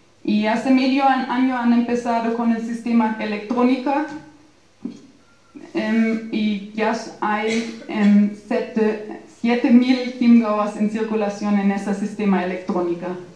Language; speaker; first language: Spanish; non-native, fluent; German